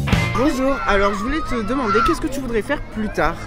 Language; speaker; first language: French; native; French